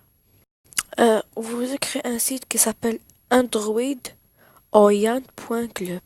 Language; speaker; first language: French; non-native, learner; Arabic